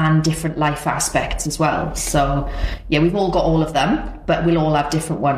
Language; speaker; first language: English; native; English